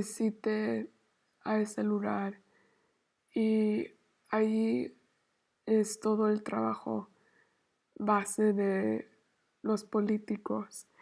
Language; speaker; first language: Spanish; non-native, learner; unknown